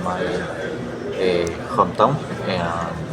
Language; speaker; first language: English; non-native, learner; Spanish